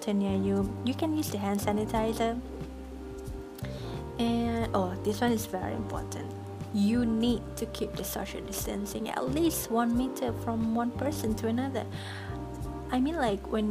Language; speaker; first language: English; non-native, local second language; Malay